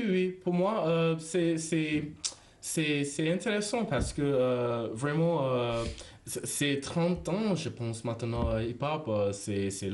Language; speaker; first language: French; non-native, learner; English